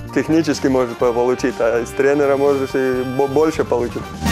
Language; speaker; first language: Russian; non-native, fluent; Lithuanian